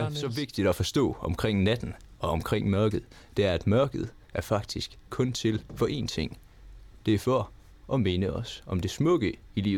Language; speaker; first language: Danish; native; Danish